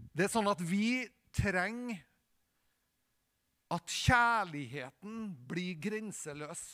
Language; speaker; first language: Norwegian; native; Norwegian